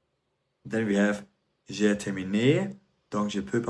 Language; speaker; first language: French; non-native, fluent; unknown